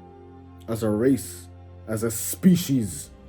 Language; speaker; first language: English; native; English